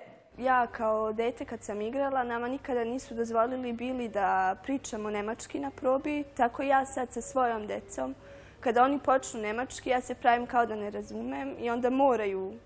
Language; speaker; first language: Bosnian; early bilingual, heritage; Serbian